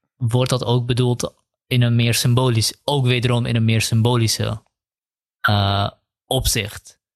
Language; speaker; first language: Dutch; early bilingual, other home language; Kurdish